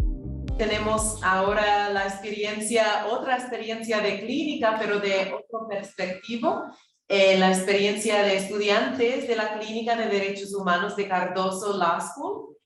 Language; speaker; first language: Spanish; non-native, fluent; English